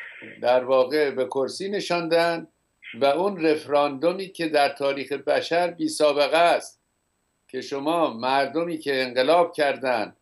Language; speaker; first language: Persian; native; Persian